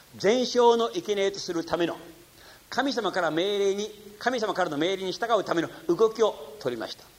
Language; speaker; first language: Japanese; non-native, fluent; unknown